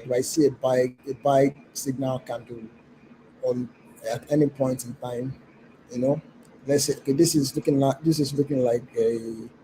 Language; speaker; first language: English; non-native, local second language; Yoruba